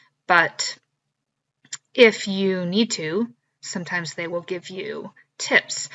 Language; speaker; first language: English; native; English